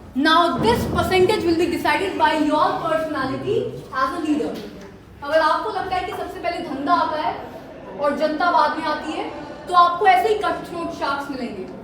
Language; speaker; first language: Hindi; native; Hindi